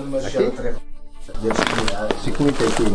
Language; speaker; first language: Spanish; non-native, learner; Arabic